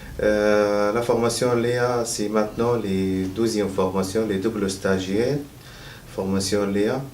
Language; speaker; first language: French; non-native, learner; Arabic